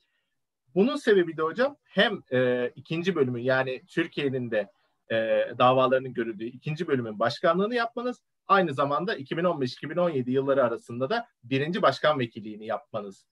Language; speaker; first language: Turkish; native; Turkish